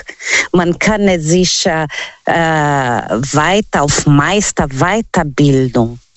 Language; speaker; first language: German; non-native, learner; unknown